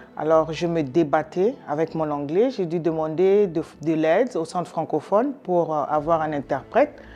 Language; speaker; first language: French; non-native, local second language; Lingala